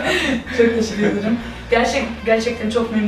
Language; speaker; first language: Turkish; early bilingual, heritage; Turkish